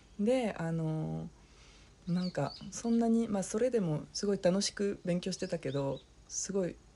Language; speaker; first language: Japanese; non-native, fluent; French